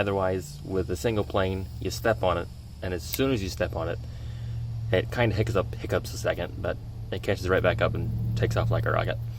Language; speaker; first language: English; native; English